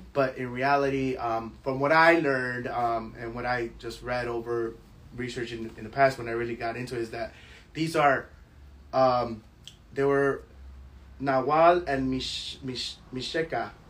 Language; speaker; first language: English; early bilingual, other home language; Spanish